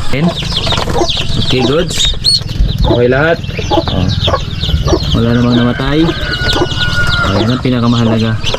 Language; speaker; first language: Filipino; native; Filipino